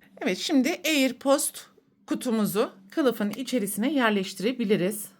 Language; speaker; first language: Turkish; native; Turkish